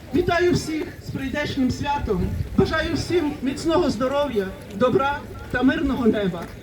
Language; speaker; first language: Ukrainian; native; Ukrainian